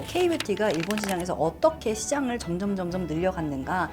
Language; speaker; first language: Korean; native; Korean